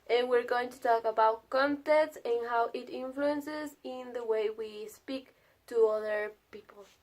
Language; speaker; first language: English; non-native, learner; Spanish